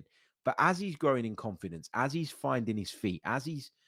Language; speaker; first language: English; native; English